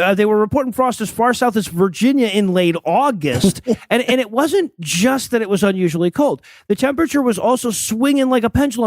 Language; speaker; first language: English; native; English